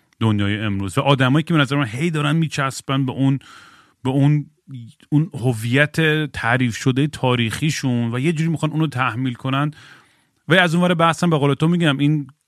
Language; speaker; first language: Persian; native; Persian